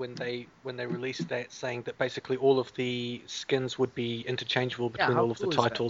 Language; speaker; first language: English; native; English